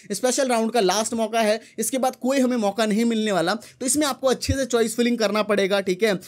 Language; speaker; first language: Hindi; native; Hindi